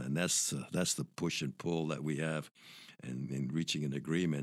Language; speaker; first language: English; early bilingual, other home language; Spanish